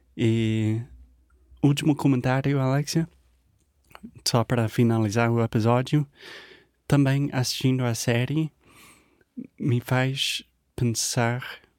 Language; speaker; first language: Portuguese; non-native, fluent; English